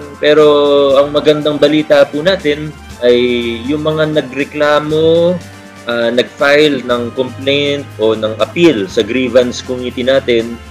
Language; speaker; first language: Filipino; native; Filipino